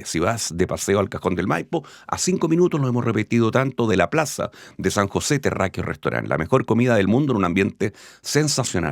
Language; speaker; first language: Spanish; native; Spanish